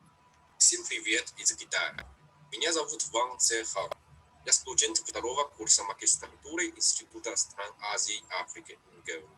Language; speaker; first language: Russian; non-native, fluent; Chinese